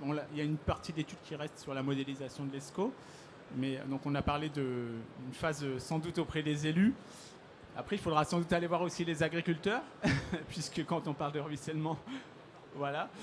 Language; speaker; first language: French; native; French